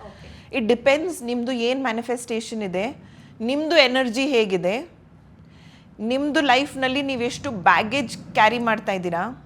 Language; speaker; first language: Kannada; non-native, local second language; Hindi